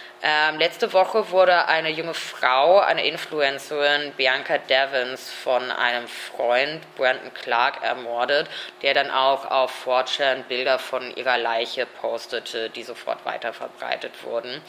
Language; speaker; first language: German; native; German